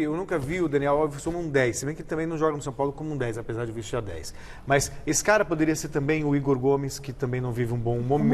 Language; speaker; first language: Portuguese; native; Portuguese